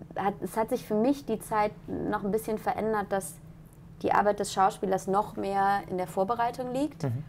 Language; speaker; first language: German; native; German